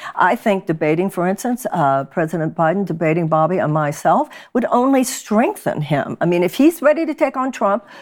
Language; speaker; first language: English; native; English